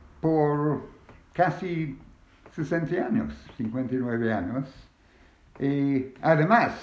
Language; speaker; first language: Spanish; non-native, learner; English